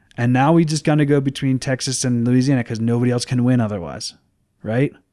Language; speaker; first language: English; native; English